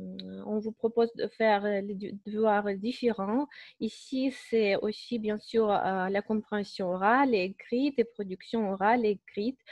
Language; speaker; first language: French; non-native, fluent; Russian